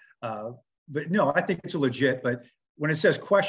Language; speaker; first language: English; native; English